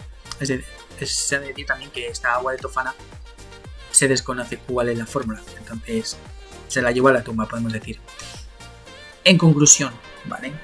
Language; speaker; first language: Spanish; native; Spanish